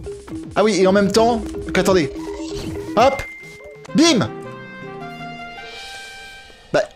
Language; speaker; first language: French; native; French